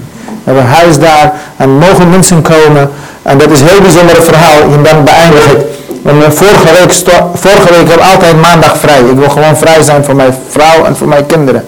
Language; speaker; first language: Dutch; non-native, learner; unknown